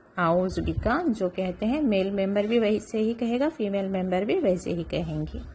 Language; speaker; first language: Urdu; native; Urdu